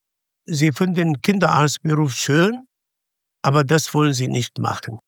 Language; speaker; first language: German; non-native, fluent; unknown